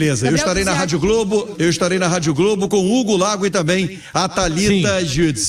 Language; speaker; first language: Portuguese; native; Portuguese